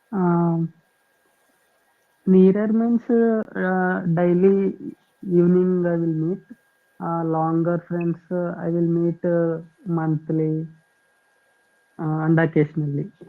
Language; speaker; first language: English; non-native, learner; Telugu